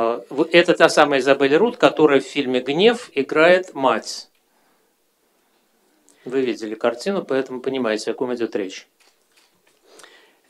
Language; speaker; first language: Russian; native; Russian